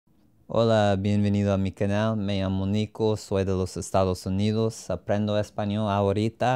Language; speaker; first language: Spanish; non-native, learner; English